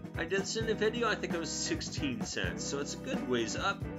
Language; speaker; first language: English; native; English